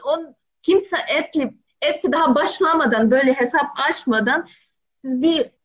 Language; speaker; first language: Turkish; non-native, learner; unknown